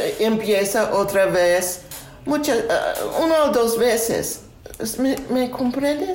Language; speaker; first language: Spanish; non-native, learner; English